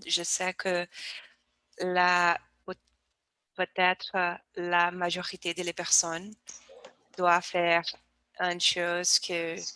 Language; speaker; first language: French; non-native, learner; Portuguese